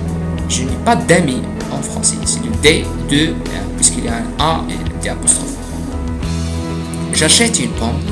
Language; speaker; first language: French; non-native, fluent; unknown